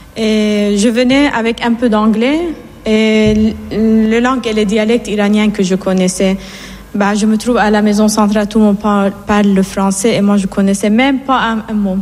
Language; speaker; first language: French; non-native, fluent; Persian